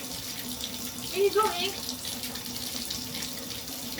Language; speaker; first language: English; native; English